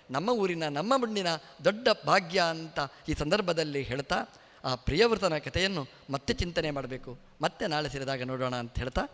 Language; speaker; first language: Kannada; native; Kannada